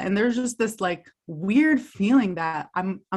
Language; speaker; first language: English; native; English